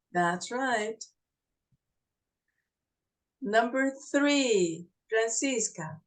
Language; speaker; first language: English; non-native, fluent; Portuguese